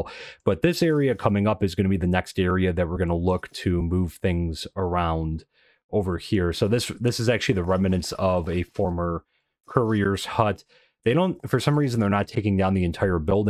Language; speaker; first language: English; native; English